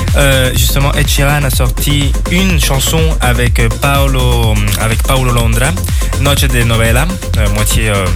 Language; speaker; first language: French; non-native, fluent; Portuguese